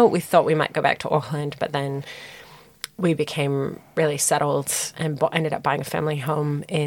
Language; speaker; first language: English; native; English